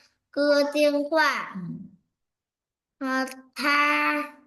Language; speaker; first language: Chinese; non-native, learner; Vietnamese